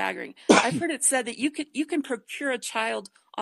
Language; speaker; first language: English; native; English